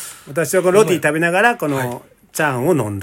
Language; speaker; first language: Japanese; native; Japanese